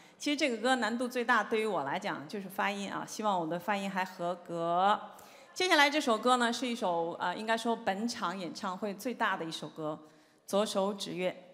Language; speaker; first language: Chinese; native; Chinese